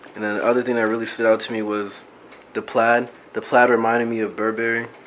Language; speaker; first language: English; native; English